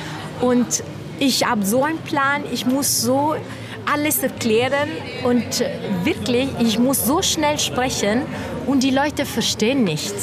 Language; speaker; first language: German; non-native, fluent; Italian